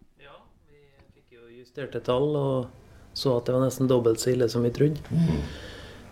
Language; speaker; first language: Norwegian; native; Norwegian